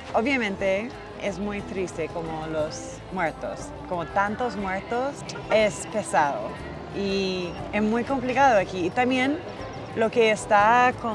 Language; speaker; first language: Spanish; non-native, fluent; English